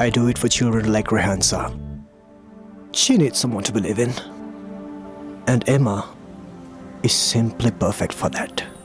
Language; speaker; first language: English; non-native, local second language; Sinhala